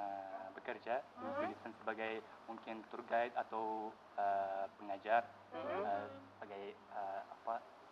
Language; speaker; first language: Indonesian; non-native, learner; Uzbek